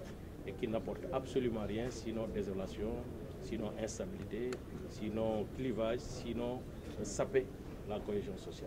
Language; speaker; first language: French; non-native, local second language; Wolof